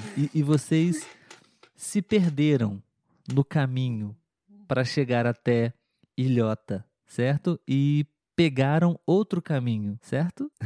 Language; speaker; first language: Portuguese; native; Portuguese